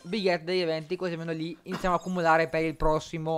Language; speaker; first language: Italian; native; Italian